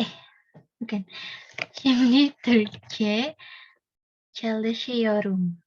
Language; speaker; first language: Turkish; non-native, learner; Indonesian